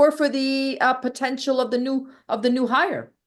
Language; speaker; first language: English; native; English